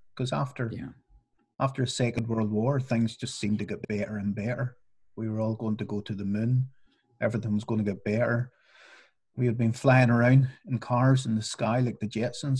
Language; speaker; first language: English; native; English